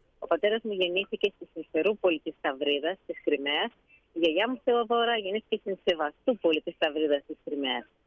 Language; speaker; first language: Greek; native; Greek